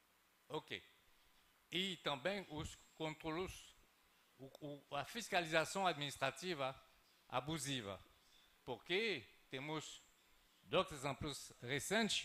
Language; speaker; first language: Portuguese; non-native, fluent; French